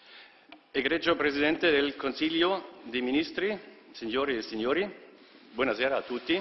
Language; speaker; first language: Italian; non-native, learner; German